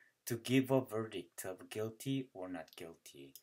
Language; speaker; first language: English; non-native, fluent; Korean